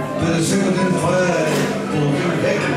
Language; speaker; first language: Bulgarian; non-native, fluent; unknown